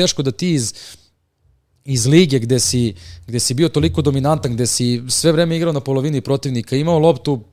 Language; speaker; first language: Serbian; native; Serbian